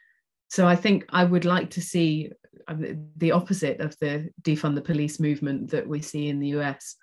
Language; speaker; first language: English; native; English